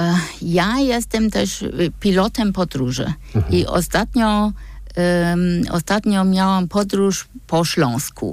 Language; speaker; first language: Polish; non-native, fluent; German